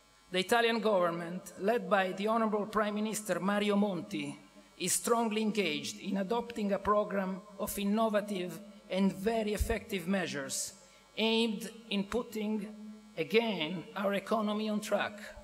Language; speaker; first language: English; non-native, fluent; Italian